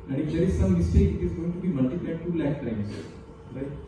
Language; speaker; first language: English; non-native, local second language; Marathi